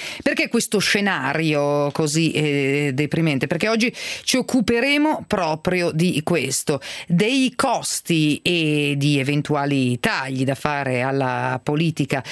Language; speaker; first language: Italian; native; Italian